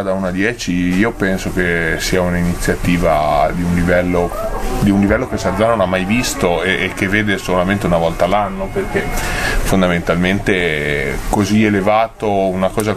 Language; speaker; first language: Italian; native; Italian